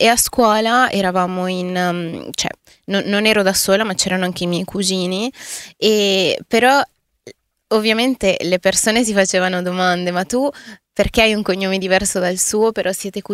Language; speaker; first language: Italian; early bilingual, other home language; Spanish